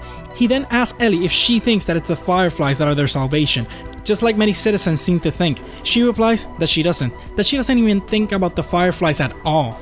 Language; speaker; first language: English; native; English